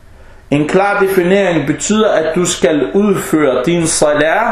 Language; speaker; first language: Danish; non-native, fluent; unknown